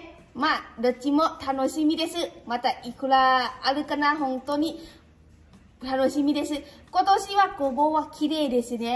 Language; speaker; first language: Japanese; non-native, learner; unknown